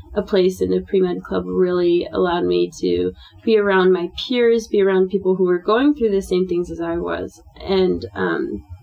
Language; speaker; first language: English; native; English